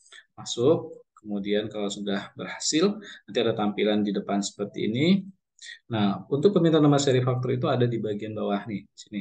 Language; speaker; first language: Indonesian; native; Indonesian